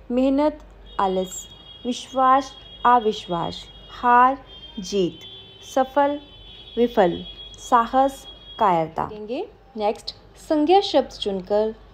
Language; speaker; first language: Hindi; non-native, local second language; Punjabi